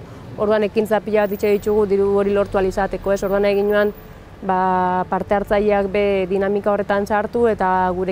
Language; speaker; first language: Basque; native; Basque